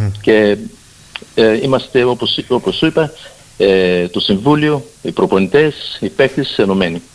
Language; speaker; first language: Greek; early bilingual, heritage; Greek